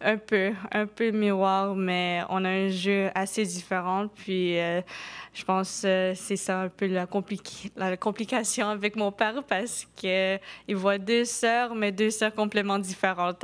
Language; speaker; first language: French; non-native, local second language; English